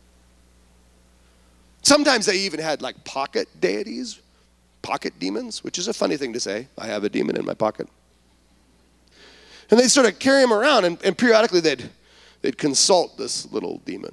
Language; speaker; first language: English; native; English